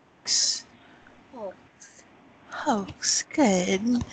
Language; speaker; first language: English; native; English